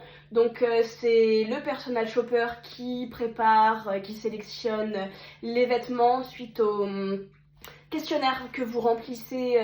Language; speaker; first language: French; native; French